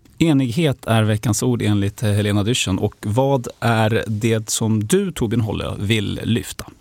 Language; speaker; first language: Swedish; native; Swedish